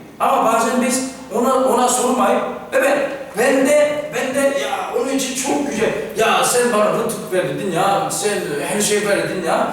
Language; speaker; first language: Turkish; non-native, fluent; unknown